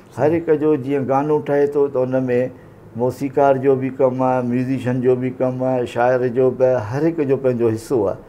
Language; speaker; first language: Sindhi; native; Sindhi